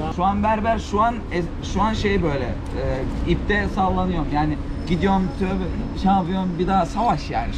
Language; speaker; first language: Turkish; early bilingual, other home language; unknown